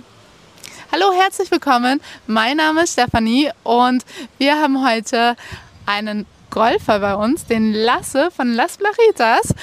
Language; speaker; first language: German; native; German